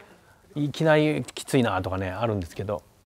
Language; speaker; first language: Japanese; native; Japanese